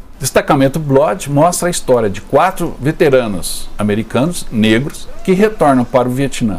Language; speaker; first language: Portuguese; native; Portuguese